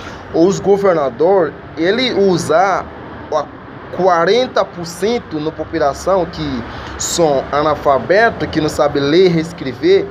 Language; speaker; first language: Portuguese; non-native, learner; Haitian Creole